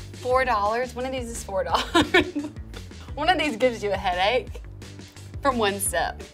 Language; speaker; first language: English; native; English